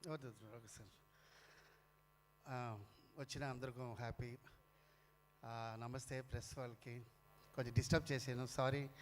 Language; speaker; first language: Telugu; non-native, local second language; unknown